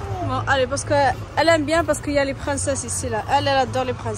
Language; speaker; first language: French; native; French